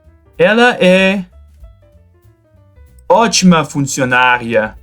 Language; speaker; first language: Portuguese; non-native, fluent; French